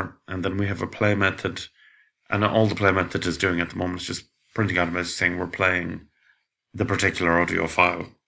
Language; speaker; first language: English; native; English